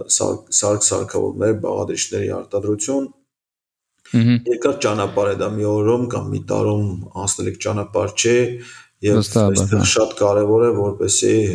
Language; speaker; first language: Armenian; native; Armenian